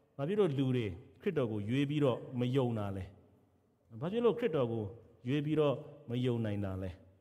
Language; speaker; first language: Burmese; non-native, local second language; Kachin